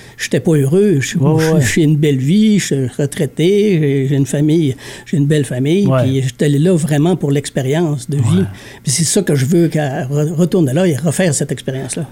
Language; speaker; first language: French; native; French